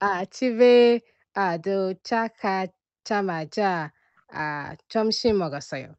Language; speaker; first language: Korean; non-native, learner; English